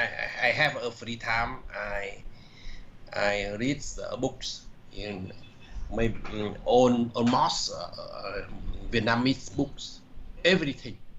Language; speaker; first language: English; non-native, learner; Vietnamese